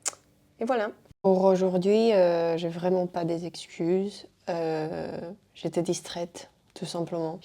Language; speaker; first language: French; non-native, fluent; Spanish